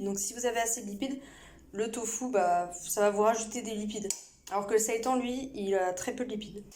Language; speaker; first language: French; native; French